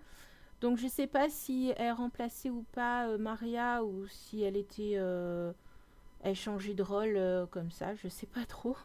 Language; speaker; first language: French; native; French